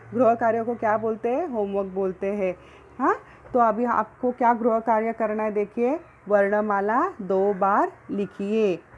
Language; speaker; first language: Hindi; non-native, local second language; Marathi